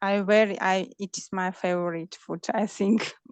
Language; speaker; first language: English; non-native, learner; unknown